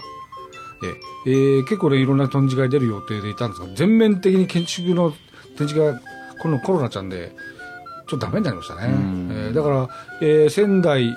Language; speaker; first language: Japanese; native; Japanese